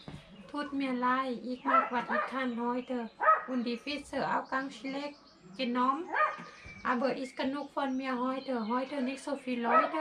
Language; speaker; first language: German; non-native, learner; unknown